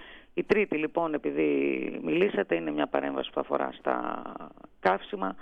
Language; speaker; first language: Greek; native; Greek